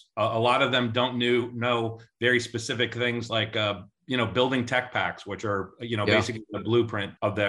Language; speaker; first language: English; native; English